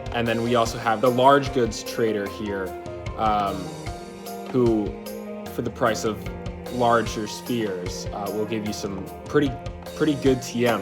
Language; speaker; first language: English; native; English